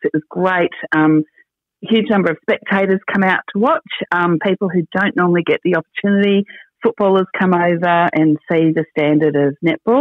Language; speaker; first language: English; native; English